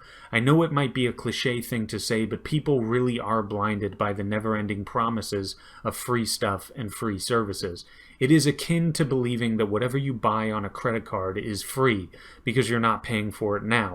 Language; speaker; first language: English; native; English